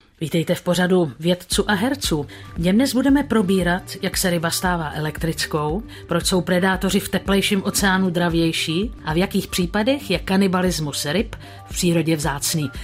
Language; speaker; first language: Czech; native; Czech